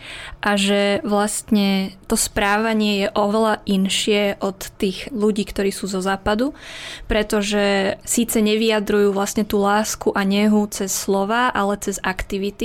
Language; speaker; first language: Slovak; early bilingual, other home language; Vietnamese